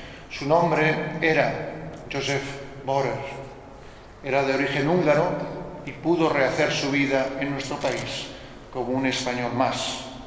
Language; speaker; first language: Spanish; native; Spanish